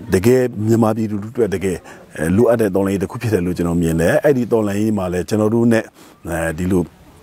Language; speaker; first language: Burmese; non-native, local second language; Shwe Palaung